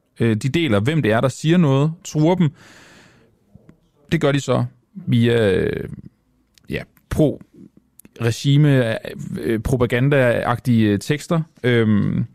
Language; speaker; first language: Danish; native; Danish